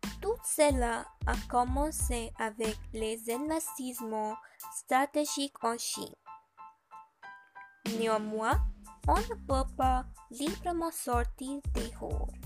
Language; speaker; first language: French; non-native, learner; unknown